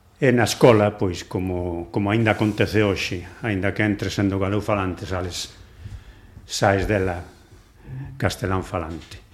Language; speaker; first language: Galician; non-native, local second language; Spanish